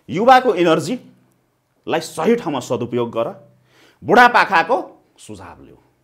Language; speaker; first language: Nepali; non-native, local second language; Maithili